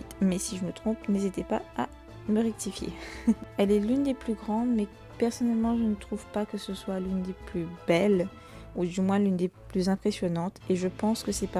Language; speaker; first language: French; native; French